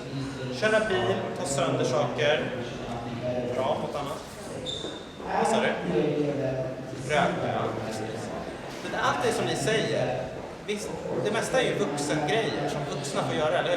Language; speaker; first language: Swedish; native; Swedish